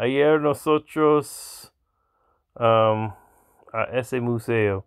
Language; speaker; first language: Spanish; non-native, learner; English